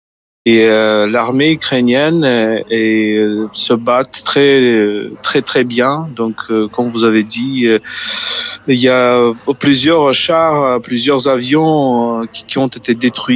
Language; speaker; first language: French; non-native, fluent; Ukrainian